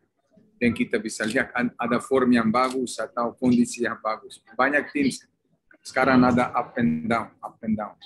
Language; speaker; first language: Indonesian; non-native, fluent; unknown